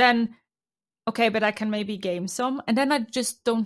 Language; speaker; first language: English; non-native, fluent; Norwegian